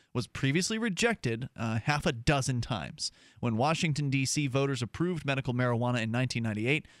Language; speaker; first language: English; native; English